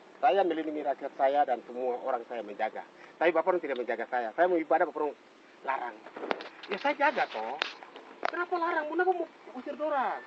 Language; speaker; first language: Indonesian; native; Indonesian